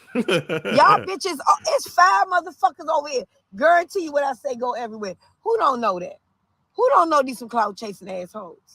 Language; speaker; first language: English; native; English